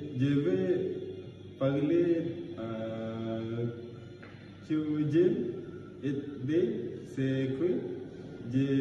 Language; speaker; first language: French; non-native, learner; Malay